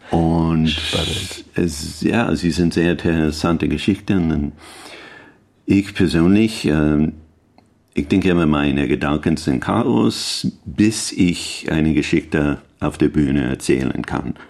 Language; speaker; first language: German; non-native, learner; English